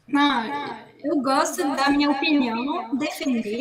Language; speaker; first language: Portuguese; non-native, fluent; French